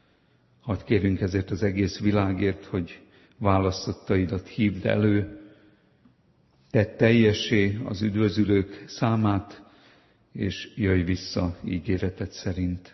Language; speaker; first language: Hungarian; native; Hungarian